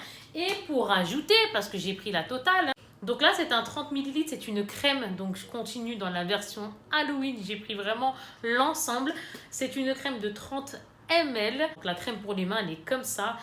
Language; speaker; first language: French; native; French